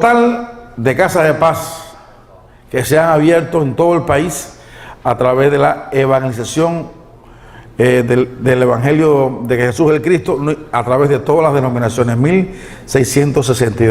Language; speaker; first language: Spanish; native; Spanish